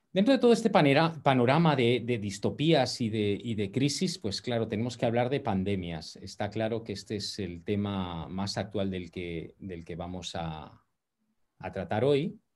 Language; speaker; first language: Spanish; native; Spanish